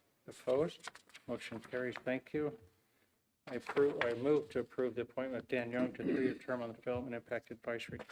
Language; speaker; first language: English; native; English